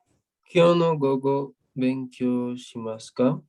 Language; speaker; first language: Japanese; non-native, learner; Spanish